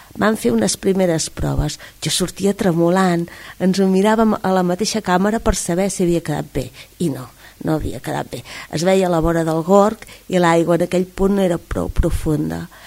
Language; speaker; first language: Catalan; native; Catalan